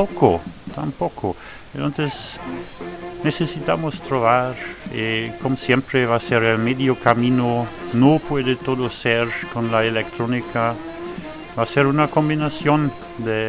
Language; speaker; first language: Spanish; non-native, fluent; French